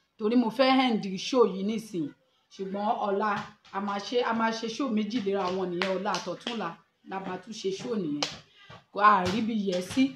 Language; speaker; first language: Yoruba; native; Yoruba